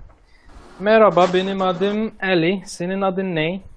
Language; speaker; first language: Turkish; non-native, learner; Arabic